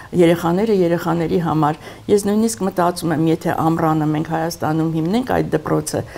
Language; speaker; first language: Armenian; native; Armenian